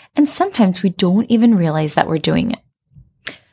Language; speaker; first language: English; native; English